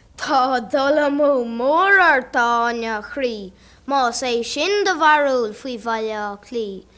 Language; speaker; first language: Irish; native; Irish